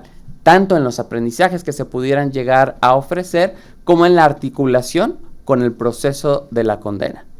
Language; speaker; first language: Spanish; native; Spanish